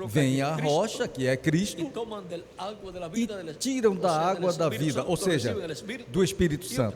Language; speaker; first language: Portuguese; native; Portuguese